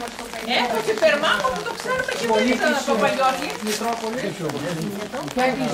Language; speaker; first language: Greek; native; Greek